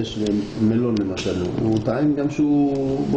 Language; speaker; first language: Hebrew; native; Hebrew